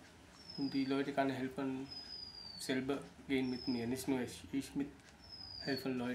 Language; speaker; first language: German; non-native, learner; Sinhala